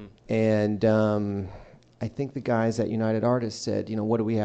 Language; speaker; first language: English; native; English